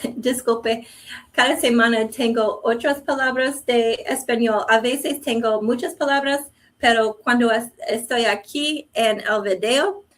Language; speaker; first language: Spanish; non-native, learner; English